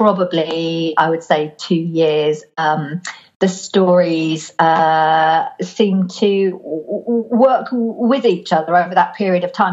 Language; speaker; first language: English; native; English